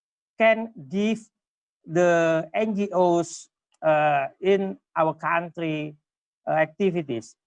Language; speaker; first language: English; non-native, local second language; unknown